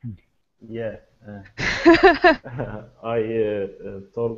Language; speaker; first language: English; non-native, learner; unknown